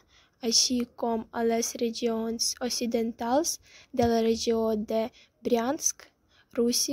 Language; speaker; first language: Catalan; non-native, learner; Ukrainian